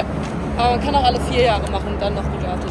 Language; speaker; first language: German; native; German